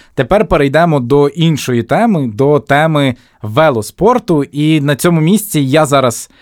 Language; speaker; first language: Ukrainian; native; Ukrainian